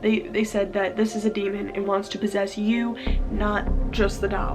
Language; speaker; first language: English; native; English